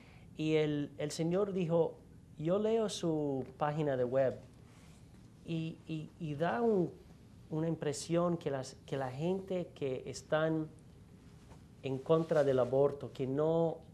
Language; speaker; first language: Spanish; non-native, fluent; English